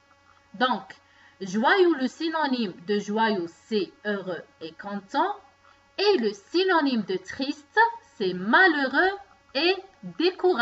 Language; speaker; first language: French; non-native, local second language; Arabic